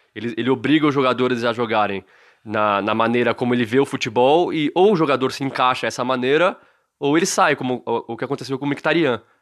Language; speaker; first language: Portuguese; native; Portuguese